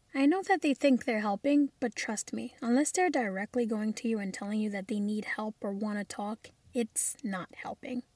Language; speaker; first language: English; early bilingual, other home language; Spanish